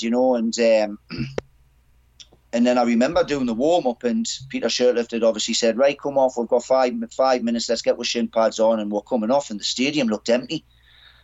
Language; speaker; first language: English; native; English